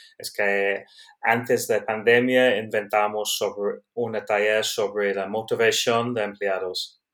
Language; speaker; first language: Spanish; non-native, learner; English